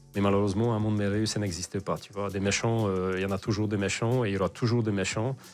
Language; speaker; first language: French; non-native, fluent; Hungarian